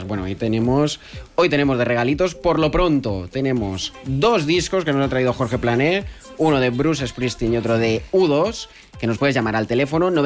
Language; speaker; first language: Spanish; native; Spanish